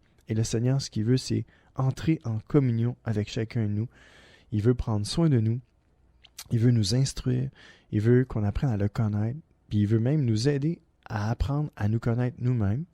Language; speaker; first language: French; native; French